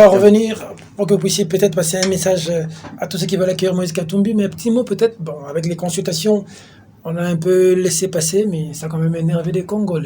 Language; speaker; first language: French; non-native, local second language; Lingala